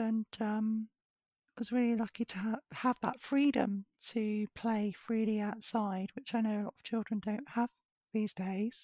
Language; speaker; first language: English; native; English